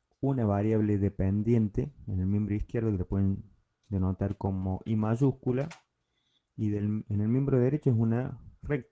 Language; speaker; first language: Spanish; native; Spanish